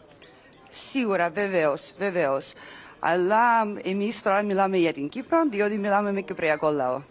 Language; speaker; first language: Greek; non-native, fluent; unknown